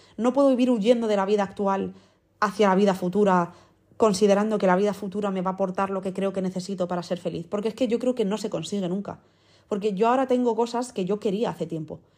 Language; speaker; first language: Spanish; early bilingual, other home language; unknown